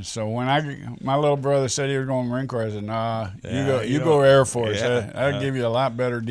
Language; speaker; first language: English; native; English